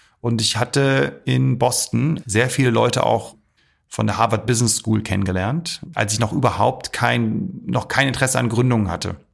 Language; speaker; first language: German; early bilingual, other home language; Arabic